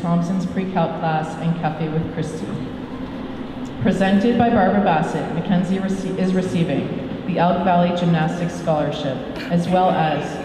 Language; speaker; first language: English; native; English